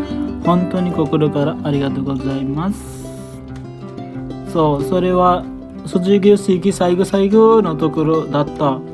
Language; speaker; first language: Japanese; non-native, learner; Nepali